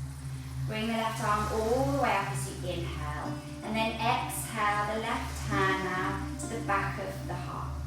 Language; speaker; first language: English; native; English